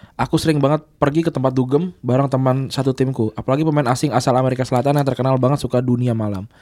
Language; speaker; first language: Indonesian; native; Indonesian